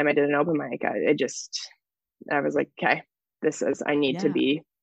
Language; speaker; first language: English; native; English